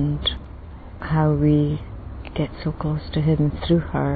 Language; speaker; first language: English; native; English